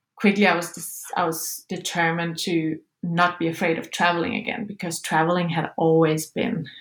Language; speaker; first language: English; non-native, fluent; Danish